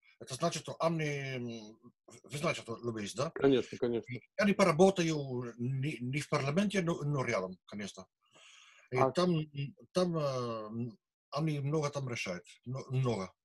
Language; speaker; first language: Russian; non-native, learner; Dutch